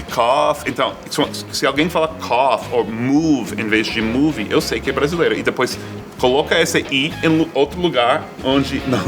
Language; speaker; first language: Portuguese; non-native, fluent; English